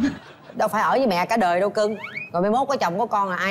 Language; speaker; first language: Vietnamese; native; Vietnamese